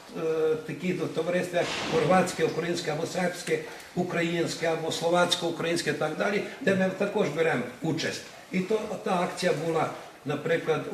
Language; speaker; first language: Ukrainian; early bilingual, heritage; Ukrainian